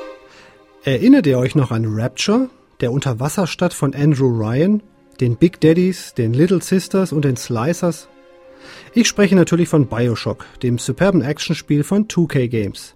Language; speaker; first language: German; native; German